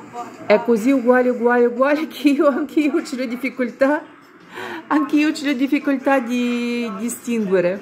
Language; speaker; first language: Italian; non-native, fluent; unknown